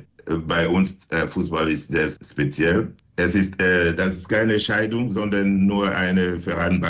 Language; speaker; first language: German; non-native, fluent; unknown